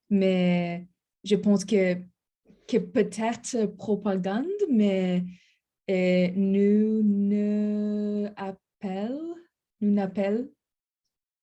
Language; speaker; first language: French; non-native, learner; English